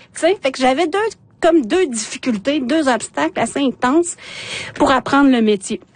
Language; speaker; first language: French; non-native, local second language; Innu-aimun